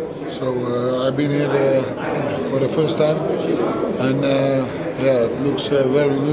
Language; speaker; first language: English; non-native, learner; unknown